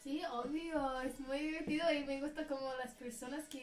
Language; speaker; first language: Spanish; non-native, learner; English